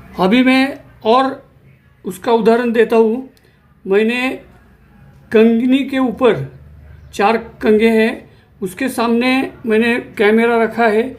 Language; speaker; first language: Hindi; non-native, local second language; Marathi